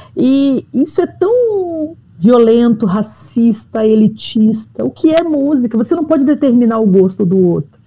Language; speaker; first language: Portuguese; native; Portuguese